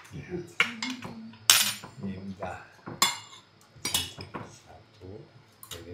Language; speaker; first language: Indonesian; non-native, learner; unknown